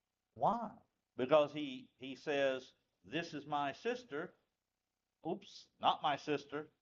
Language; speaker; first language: English; native; English